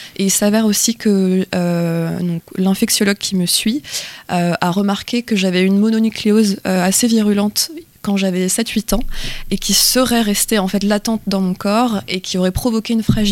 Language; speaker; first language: French; native; French